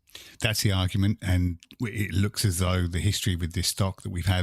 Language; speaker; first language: English; native; English